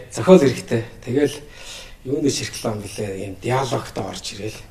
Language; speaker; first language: Mongolian; native; Mongolian